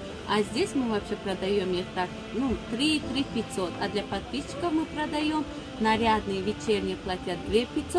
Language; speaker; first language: Russian; non-native, local second language; Tajik